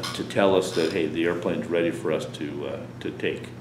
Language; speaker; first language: English; native; English